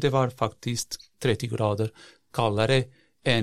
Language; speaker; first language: Swedish; non-native, fluent; Portuguese